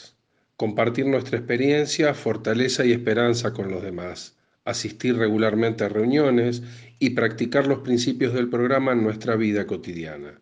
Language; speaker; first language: Spanish; native; Spanish